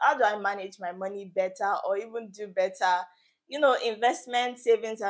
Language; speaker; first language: English; non-native, local second language; Yoruba